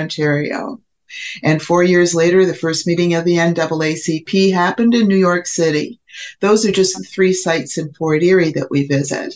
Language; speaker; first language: English; native; English